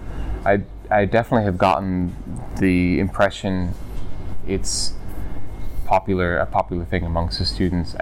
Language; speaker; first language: English; native; English